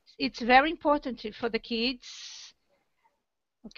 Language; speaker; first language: English; non-native, learner; Portuguese